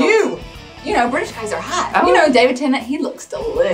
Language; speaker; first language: English; native; English